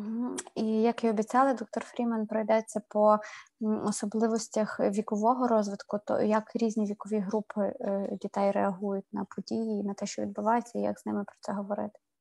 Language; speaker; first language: Ukrainian; native; Ukrainian